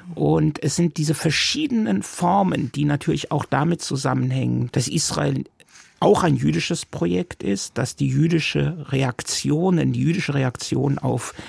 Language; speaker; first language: German; non-native, local second language; Yiddish